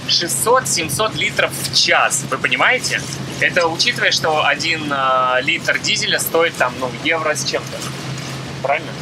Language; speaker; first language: Russian; native; Russian